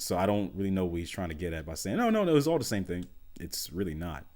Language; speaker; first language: English; native; English